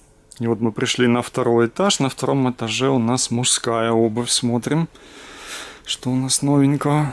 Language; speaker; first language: Russian; native; Russian